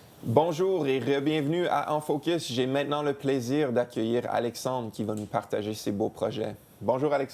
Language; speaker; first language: French; native; French